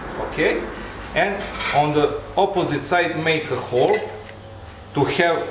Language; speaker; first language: English; non-native, learner; Serbian